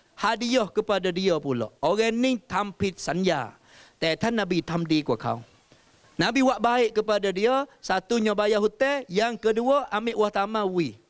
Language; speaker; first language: Malay; native; Malay